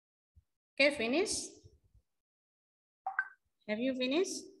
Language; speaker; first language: English; non-native, learner; Indonesian